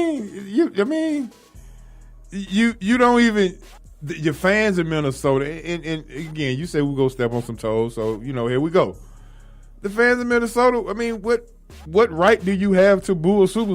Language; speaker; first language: English; native; English